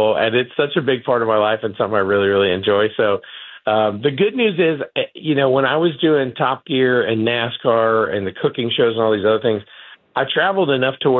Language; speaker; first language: English; native; English